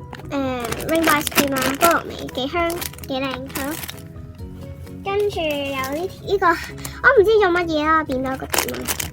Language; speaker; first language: Cantonese; native; Cantonese